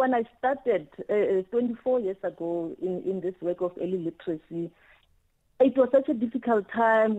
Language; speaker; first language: English; non-native, local second language; Tswana